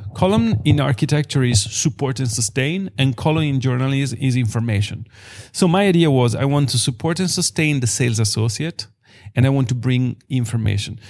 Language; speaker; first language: English; non-native, fluent; Italian